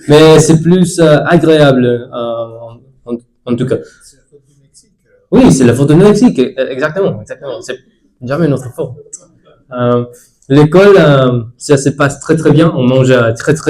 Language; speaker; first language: French; non-native, fluent; English